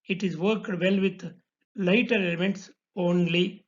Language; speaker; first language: English; non-native, local second language; Kannada